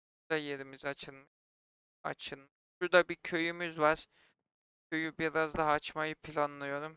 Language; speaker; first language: Turkish; native; Turkish